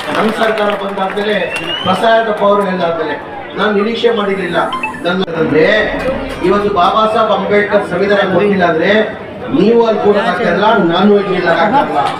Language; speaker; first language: Kannada; non-native, local second language; Urdu